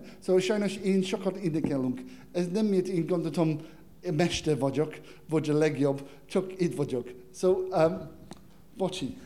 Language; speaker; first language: Hungarian; non-native, learner; English